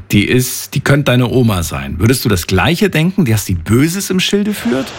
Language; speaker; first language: German; native; German